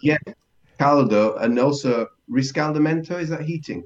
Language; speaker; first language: English; native; English